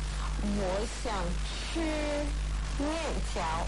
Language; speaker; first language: Chinese; non-native, learner; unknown